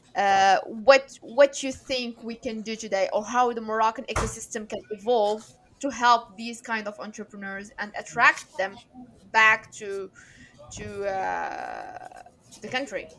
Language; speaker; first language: English; non-native, fluent; Arabic